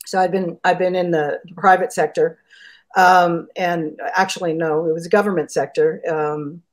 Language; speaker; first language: English; native; English